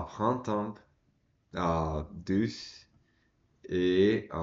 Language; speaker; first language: French; non-native, learner; Spanish